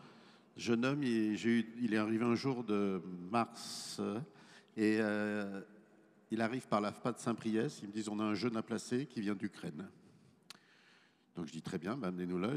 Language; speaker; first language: French; native; French